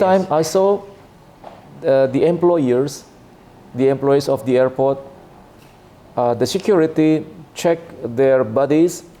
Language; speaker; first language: English; non-native, learner; Indonesian